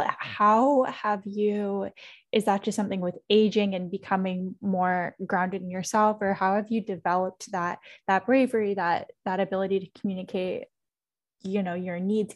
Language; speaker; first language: English; native; English